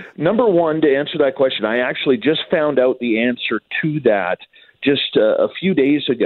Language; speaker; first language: English; native; English